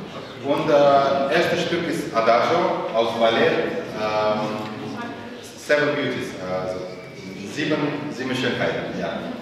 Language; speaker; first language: German; non-native, fluent; Azerbaijani